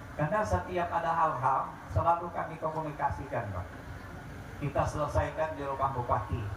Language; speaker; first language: Indonesian; native; Indonesian